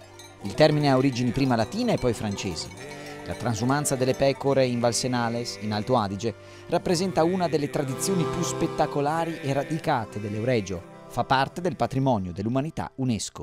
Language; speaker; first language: Italian; native; Italian